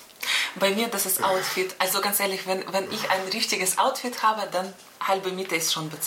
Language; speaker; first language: German; non-native, fluent; Russian